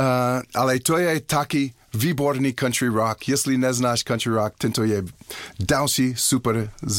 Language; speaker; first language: Czech; non-native, learner; English